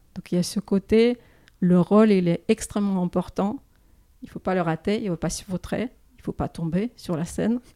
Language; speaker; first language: French; non-native, fluent; Russian